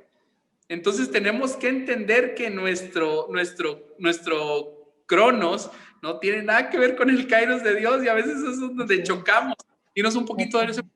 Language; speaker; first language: Spanish; native; Spanish